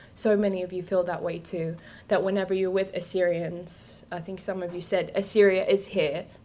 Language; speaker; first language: English; native; English